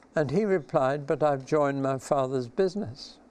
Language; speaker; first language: English; native; English